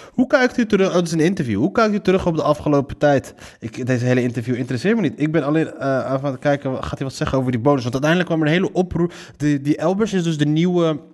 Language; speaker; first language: Dutch; early bilingual, other home language; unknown